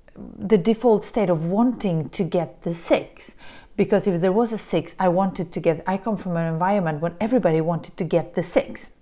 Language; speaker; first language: English; early bilingual, other home language; Polish